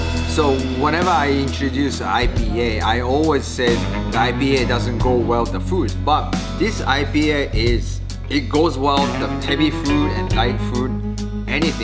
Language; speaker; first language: English; non-native, fluent; Japanese